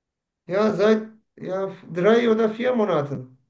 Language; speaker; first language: German; non-native, learner; Turkish